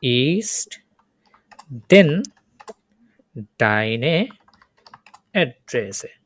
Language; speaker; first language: German; non-native, fluent; Bangla